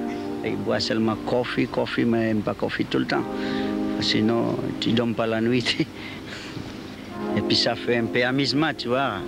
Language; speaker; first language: French; non-native, local second language; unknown